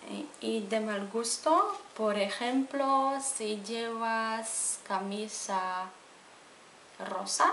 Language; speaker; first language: Spanish; non-native, fluent; Polish